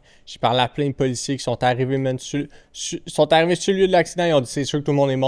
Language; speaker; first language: French; native; French